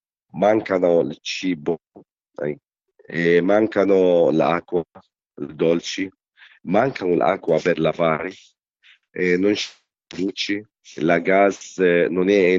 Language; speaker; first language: Italian; non-native, learner; Arabic